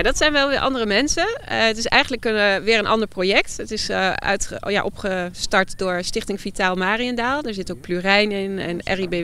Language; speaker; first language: Dutch; native; Dutch